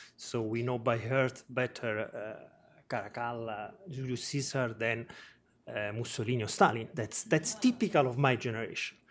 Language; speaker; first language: English; non-native, fluent; Italian